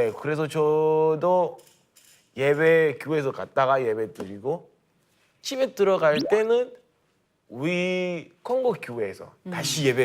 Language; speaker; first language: Korean; non-native, learner; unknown